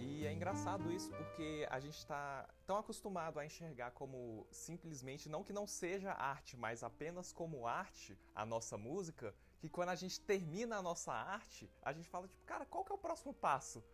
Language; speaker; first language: Portuguese; native; Portuguese